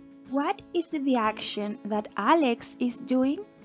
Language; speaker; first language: English; non-native, fluent; Spanish